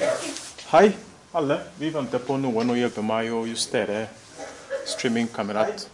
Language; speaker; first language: Norwegian; non-native, fluent; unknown